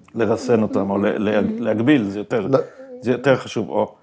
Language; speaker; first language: Hebrew; native; Hebrew